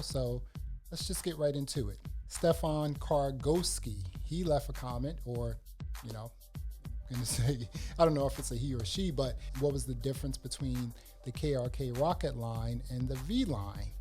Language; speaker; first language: English; native; English